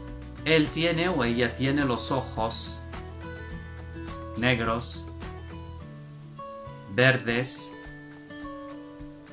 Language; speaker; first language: Spanish; non-native, fluent; Arabic